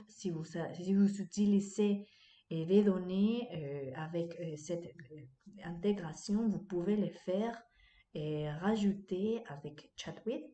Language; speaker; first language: French; non-native, fluent; Spanish